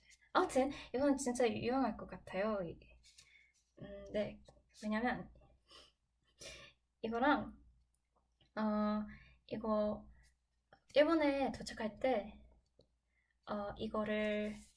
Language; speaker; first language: Korean; non-native, learner; English